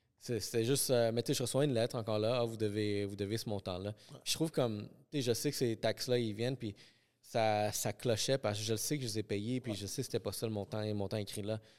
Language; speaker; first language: French; early bilingual, other home language; Spanish